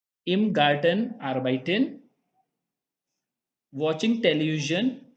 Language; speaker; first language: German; non-native, fluent; Hindi